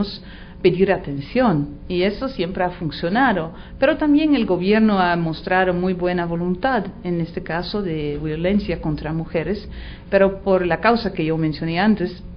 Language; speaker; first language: Spanish; non-native, fluent; Dutch